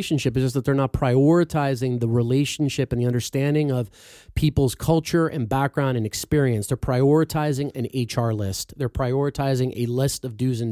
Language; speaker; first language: English; native; English